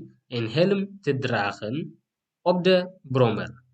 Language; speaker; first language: Dutch; non-native, fluent; Tigrinya